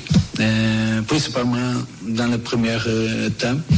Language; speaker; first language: French; non-native, learner; Portuguese